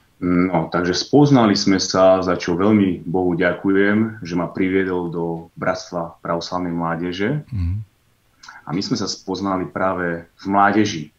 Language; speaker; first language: Slovak; native; Slovak